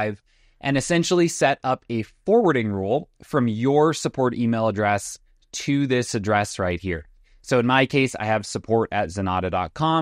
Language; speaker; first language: English; native; English